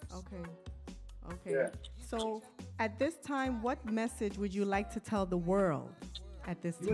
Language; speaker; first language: English; native; English